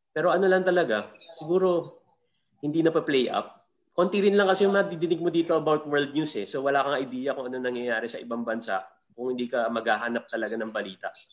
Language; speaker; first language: Filipino; native; Filipino